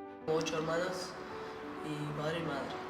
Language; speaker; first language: Spanish; early bilingual, other home language; Arabic